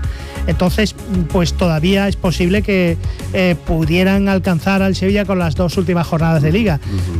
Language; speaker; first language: Spanish; native; Spanish